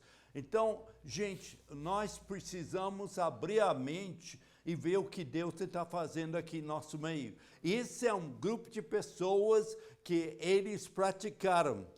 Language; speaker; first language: Portuguese; non-native, fluent; English